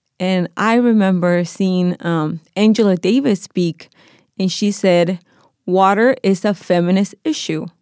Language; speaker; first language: English; non-native, fluent; Spanish